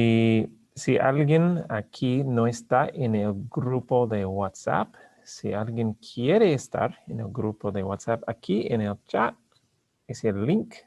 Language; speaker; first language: Spanish; non-native, learner; English